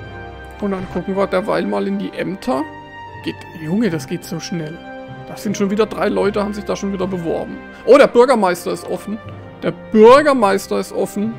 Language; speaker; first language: German; native; German